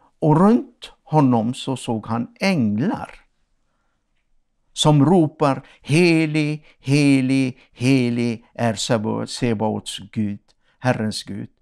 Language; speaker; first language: Swedish; non-native, fluent; Arabic